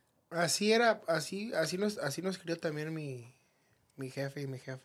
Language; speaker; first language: Spanish; native; Spanish